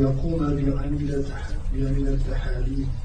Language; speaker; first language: Arabic; non-native, learner; French